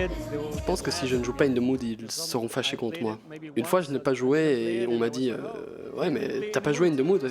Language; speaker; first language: French; non-native, local second language; Dutch